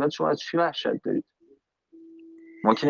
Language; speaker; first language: Persian; native; Persian